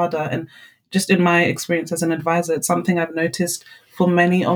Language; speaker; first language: English; non-native, local second language; Akan